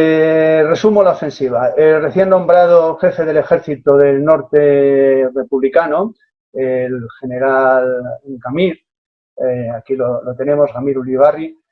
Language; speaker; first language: Spanish; native; Spanish